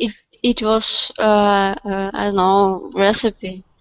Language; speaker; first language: English; non-native, learner; Russian